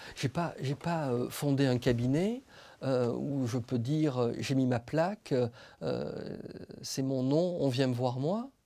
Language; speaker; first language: French; native; French